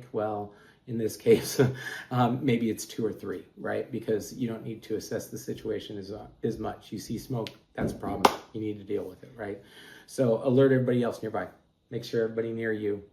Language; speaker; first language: English; native; English